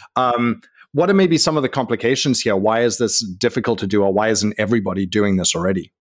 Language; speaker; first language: English; native; English